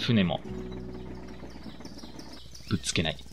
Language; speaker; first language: Japanese; non-native, fluent; English